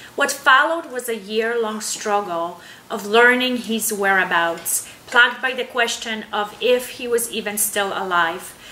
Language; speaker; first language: English; non-native, fluent; Polish